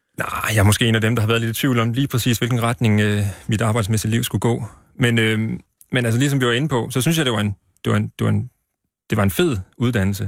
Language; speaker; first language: Danish; native; Danish